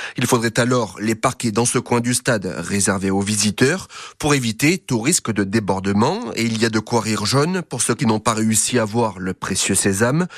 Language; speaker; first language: French; native; French